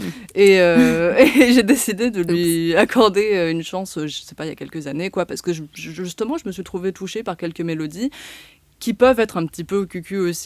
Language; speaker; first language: French; native; French